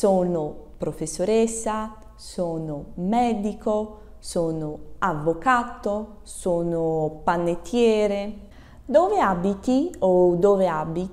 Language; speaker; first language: Italian; non-native, fluent; Portuguese